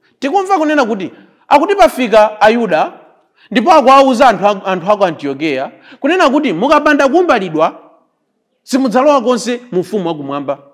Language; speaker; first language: Nyanja; native; Nyanja